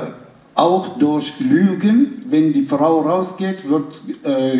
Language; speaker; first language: German; non-native, fluent; Arabic